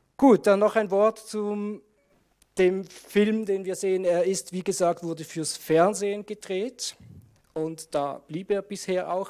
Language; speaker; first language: German; native; German